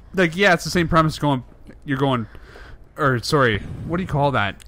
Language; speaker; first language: English; native; English